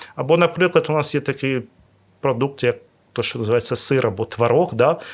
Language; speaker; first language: Ukrainian; non-native, local second language; Russian